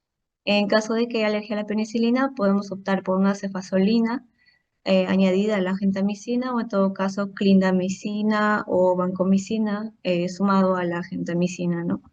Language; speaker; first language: Spanish; native; Spanish